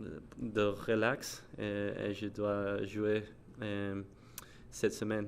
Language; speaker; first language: French; non-native, learner; English